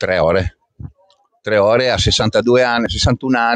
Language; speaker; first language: Italian; native; Italian